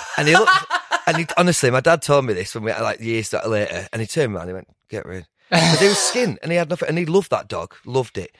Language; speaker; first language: English; native; English